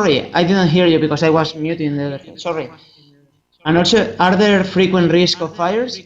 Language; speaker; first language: English; non-native, fluent; Spanish